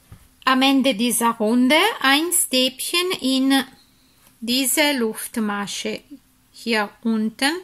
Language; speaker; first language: German; non-native, fluent; Italian